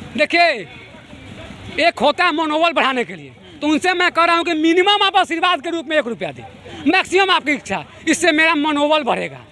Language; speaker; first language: Hindi; native; Hindi